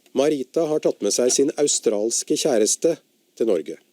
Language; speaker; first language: Norwegian; native; Norwegian